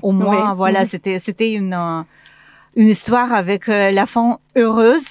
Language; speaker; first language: French; non-native, fluent; Russian